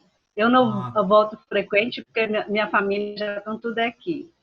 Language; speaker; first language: Portuguese; early bilingual, other home language; Chinese